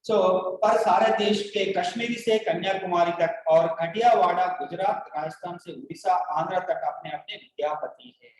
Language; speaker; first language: Hindi; non-native, local second language; Telugu